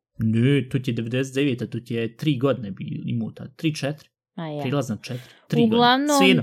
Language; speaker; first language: Bosnian; early bilingual, heritage; Bosnian